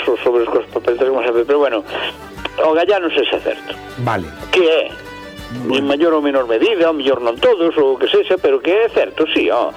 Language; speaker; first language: Galician; native; Galician